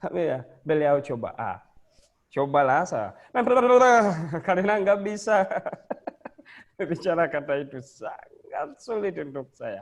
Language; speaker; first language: Indonesian; non-native, learner; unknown